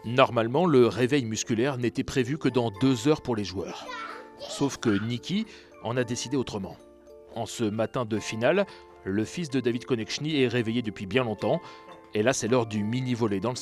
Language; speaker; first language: French; native; French